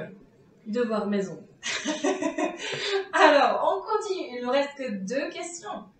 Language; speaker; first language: French; non-native, fluent; Czech